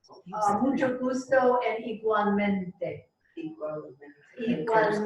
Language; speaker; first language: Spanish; non-native, fluent; English